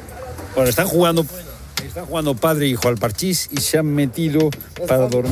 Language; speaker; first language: Spanish; native; Spanish